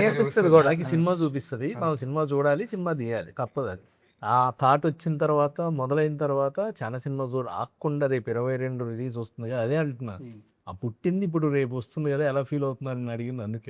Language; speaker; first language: Telugu; native; Telugu